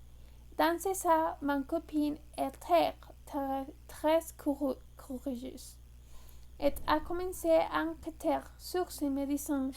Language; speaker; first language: French; non-native, learner; Spanish